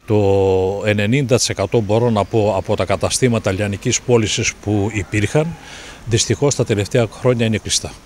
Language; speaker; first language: Greek; native; Greek